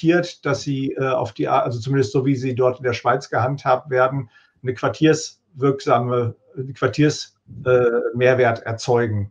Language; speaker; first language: German; native; German